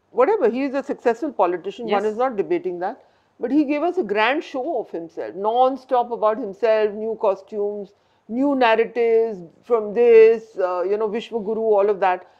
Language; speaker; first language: English; non-native, local second language; Hindi